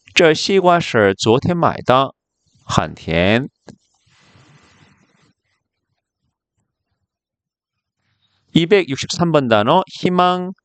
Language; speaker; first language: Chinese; non-native, fluent; Korean